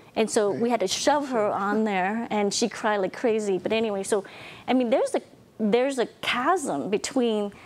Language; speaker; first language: English; non-native, fluent; Vietnamese